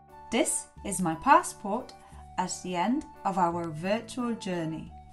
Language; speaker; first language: English; non-native, fluent; Italian